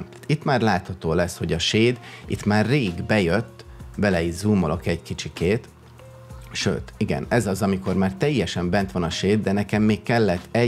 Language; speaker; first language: Hungarian; native; Hungarian